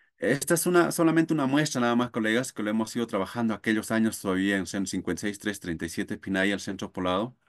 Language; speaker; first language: Spanish; non-native, local second language; Quechua